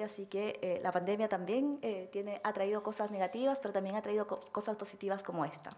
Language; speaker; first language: Spanish; native; Spanish